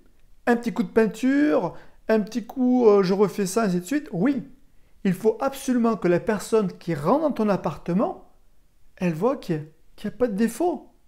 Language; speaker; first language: French; native; French